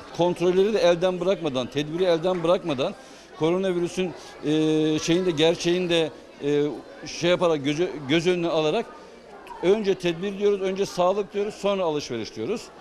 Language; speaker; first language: Turkish; native; Turkish